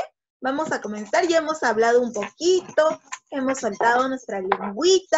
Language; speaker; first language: Spanish; native; Spanish